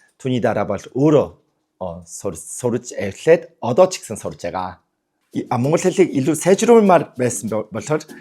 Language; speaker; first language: Mongolian; non-native, learner; Korean